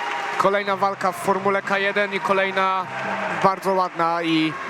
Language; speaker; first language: Polish; native; Polish